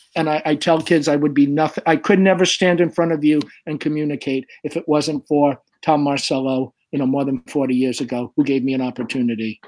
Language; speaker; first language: English; native; English